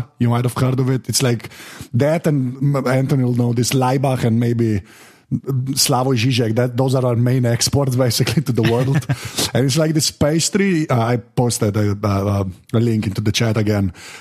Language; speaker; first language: English; non-native, fluent; Slovenian